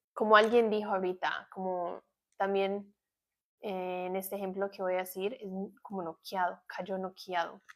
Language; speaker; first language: Spanish; non-native, fluent; English